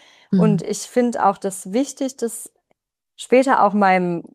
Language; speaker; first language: German; native; German